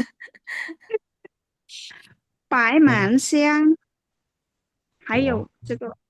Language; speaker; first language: Chinese; non-native, learner; Khmer